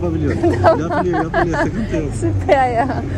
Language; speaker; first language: Turkish; native; Turkish